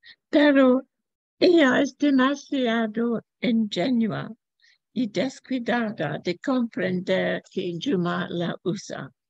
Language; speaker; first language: Spanish; non-native, learner; English